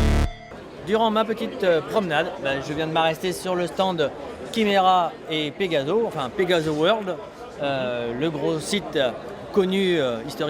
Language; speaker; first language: French; native; French